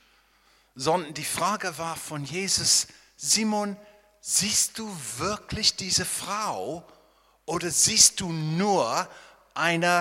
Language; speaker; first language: German; non-native, fluent; English